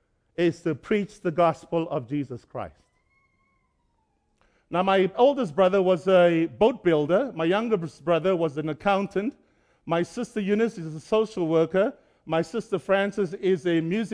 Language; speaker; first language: English; native; English